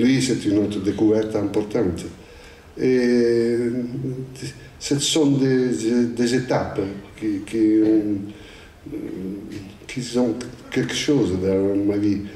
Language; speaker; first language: French; non-native, fluent; Italian